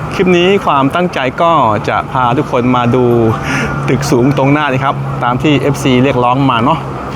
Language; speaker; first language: Thai; native; Thai